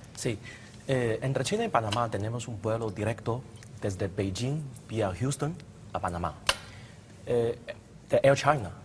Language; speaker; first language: Spanish; non-native, fluent; Chinese